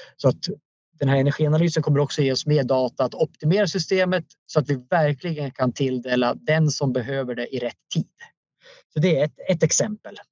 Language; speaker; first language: Swedish; native; Swedish